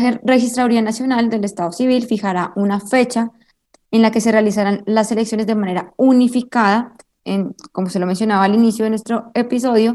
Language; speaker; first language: Spanish; native; Spanish